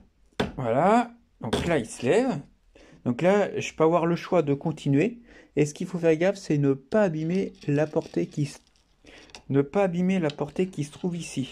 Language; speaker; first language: French; native; French